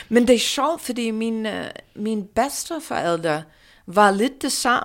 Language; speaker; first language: Danish; non-native, fluent; English